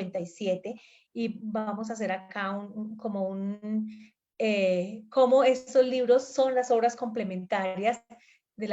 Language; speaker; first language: Spanish; native; Spanish